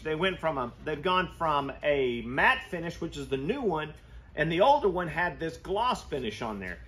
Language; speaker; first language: English; native; English